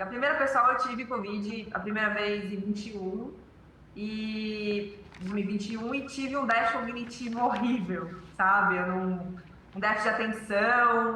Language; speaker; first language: Portuguese; native; Portuguese